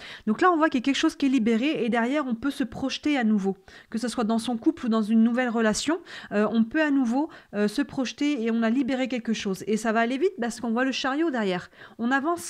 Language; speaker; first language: French; native; French